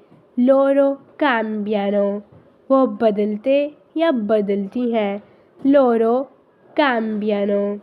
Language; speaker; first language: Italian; non-native, fluent; Urdu